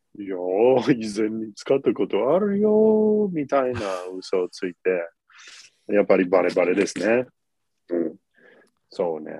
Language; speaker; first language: Japanese; non-native, fluent; English